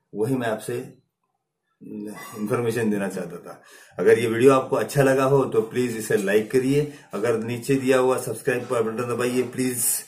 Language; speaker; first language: Hindi; non-native, local second language; Marathi